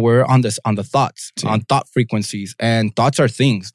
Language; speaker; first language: English; native; English